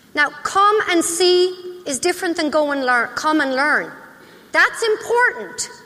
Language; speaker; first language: English; native; English